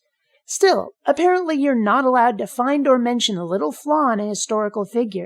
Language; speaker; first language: English; native; English